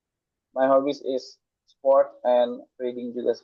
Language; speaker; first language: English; non-native, learner; Indonesian